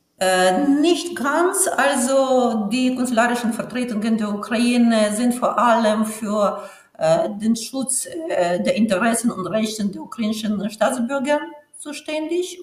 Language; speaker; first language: German; non-native, fluent; Ukrainian